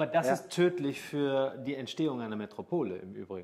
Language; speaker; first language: German; native; German